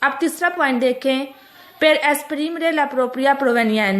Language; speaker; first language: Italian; non-native, fluent; Urdu